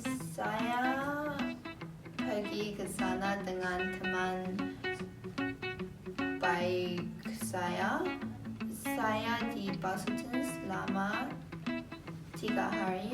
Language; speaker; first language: Indonesian; non-native, learner; English